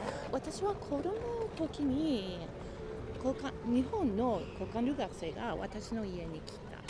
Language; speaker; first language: Japanese; non-native, learner; English